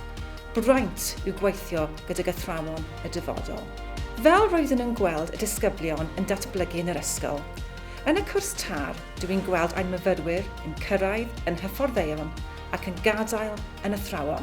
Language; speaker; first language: Welsh; non-native, local second language; English